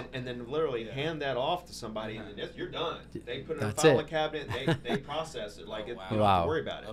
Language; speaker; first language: English; native; English